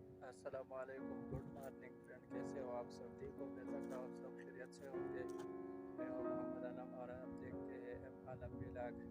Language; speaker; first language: Hindi; non-native, local second language; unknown